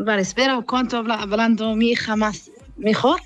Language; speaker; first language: Spanish; non-native, learner; Arabic